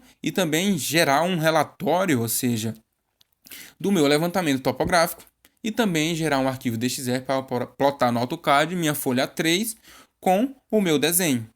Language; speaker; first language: Portuguese; native; Portuguese